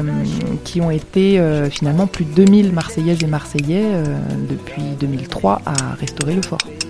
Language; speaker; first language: French; native; French